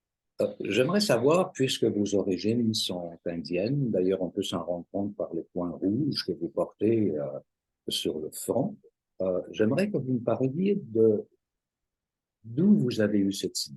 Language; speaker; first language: French; native; French